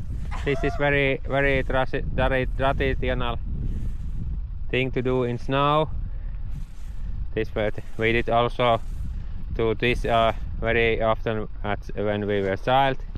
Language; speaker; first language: English; non-native, learner; Finnish